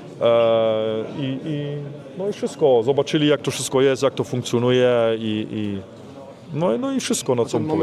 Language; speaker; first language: Polish; early bilingual, heritage; Polish